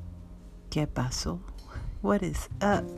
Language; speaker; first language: Spanish; non-native, learner; English